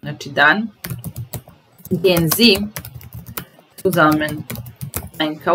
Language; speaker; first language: German; non-native, fluent; Serbian